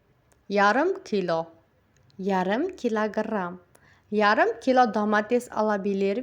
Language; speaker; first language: Turkish; non-native, fluent; Uzbek